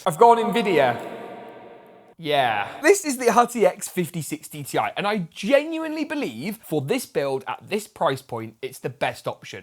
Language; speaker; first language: English; native; English